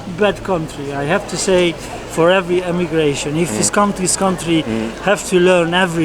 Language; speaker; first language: English; non-native, learner; Hungarian